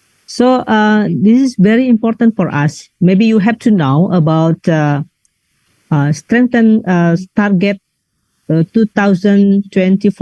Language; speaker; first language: English; non-native, learner; Indonesian